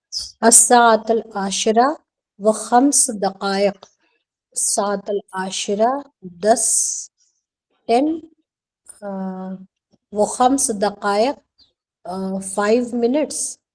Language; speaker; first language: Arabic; non-native, learner; Hindi